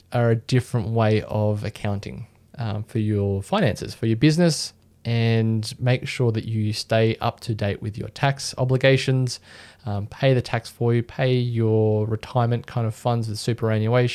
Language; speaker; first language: English; native; English